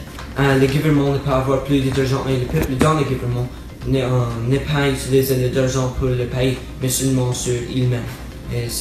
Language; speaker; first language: French; non-native, learner; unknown